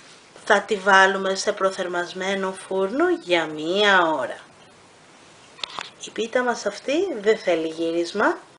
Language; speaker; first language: Greek; native; Greek